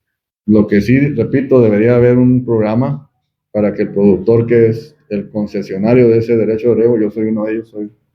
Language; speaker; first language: Spanish; native; Spanish